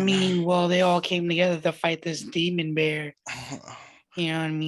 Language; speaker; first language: English; native; English